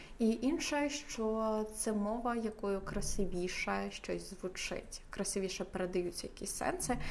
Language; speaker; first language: Ukrainian; native; Ukrainian